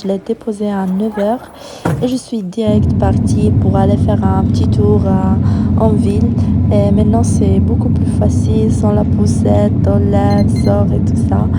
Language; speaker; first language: French; non-native, fluent; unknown